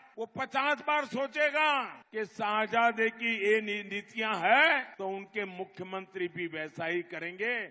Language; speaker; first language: Hindi; non-native, local second language; Gujarati